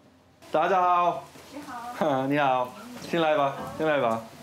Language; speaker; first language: Chinese; non-native, learner; Korean